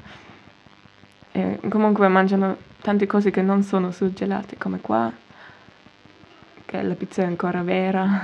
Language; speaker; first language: Italian; non-native, fluent; German